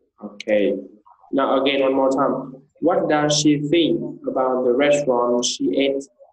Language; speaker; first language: English; non-native, fluent; Vietnamese